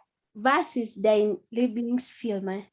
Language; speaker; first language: German; non-native, learner; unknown